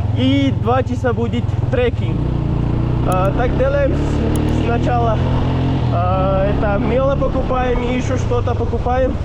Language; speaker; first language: Russian; non-native, learner; Urdu